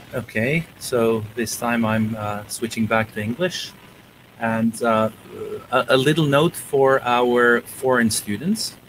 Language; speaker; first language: English; non-native, fluent; Turkish